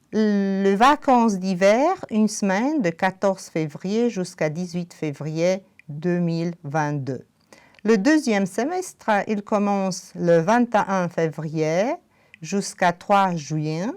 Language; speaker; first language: French; non-native, fluent; Romanian